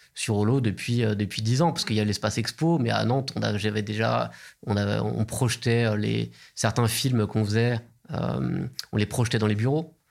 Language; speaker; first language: French; native; French